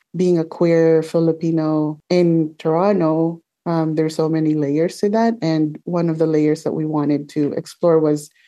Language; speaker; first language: English; non-native, local second language; Filipino